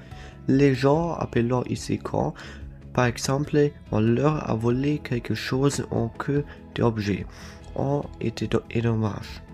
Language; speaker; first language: French; non-native, learner; German